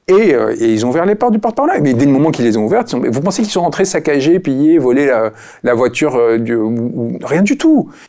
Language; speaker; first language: French; early bilingual, other home language; Spanish